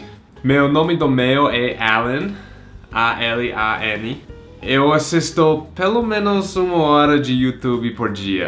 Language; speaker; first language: Portuguese; non-native, fluent; English